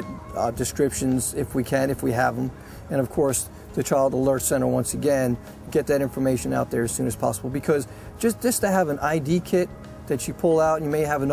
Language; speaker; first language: English; native; English